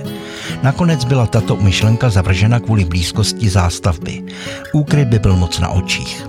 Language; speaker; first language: Czech; native; Czech